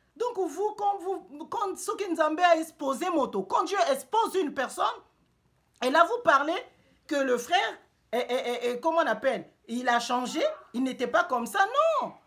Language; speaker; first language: French; non-native, local second language; Lingala